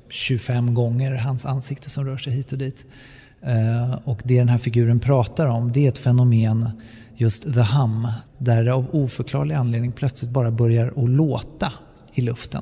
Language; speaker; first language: Swedish; native; Swedish